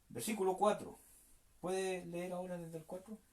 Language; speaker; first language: Spanish; native; Spanish